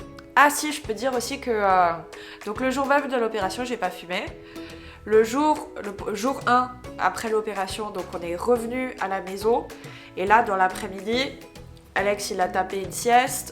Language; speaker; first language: French; native; French